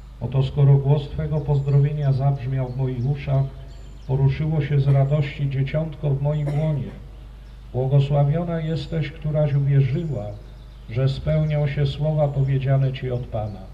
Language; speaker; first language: Polish; native; Polish